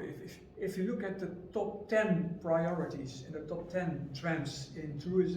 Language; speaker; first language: English; non-native, fluent; Dutch